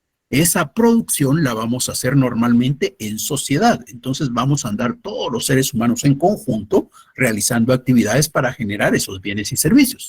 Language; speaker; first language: Spanish; native; Spanish